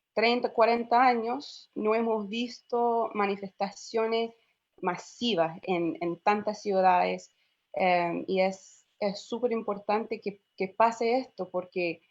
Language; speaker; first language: Spanish; non-native, fluent; English